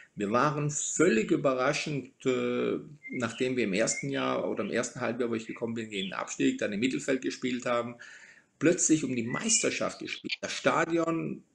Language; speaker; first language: German; early bilingual, other home language; Croatian